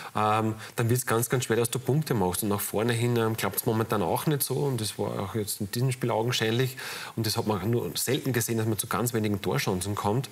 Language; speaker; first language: German; native; German